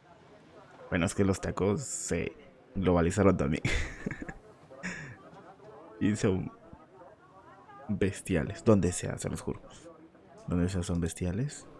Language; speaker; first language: Spanish; native; Spanish